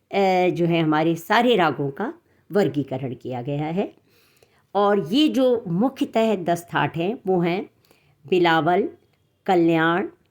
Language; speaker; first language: Hindi; native; Hindi